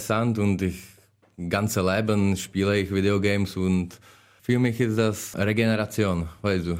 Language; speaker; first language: German; non-native, learner; Czech